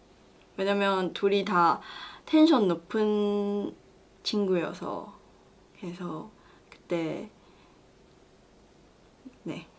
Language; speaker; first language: Korean; non-native, learner; Chinese